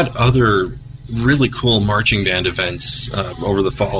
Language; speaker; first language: English; native; English